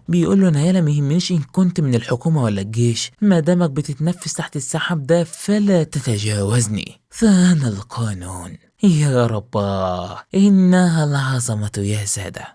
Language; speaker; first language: Arabic; native; Arabic